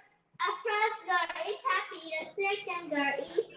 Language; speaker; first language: English; non-native, learner; Vietnamese